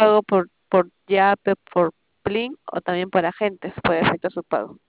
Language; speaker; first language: Spanish; native; Spanish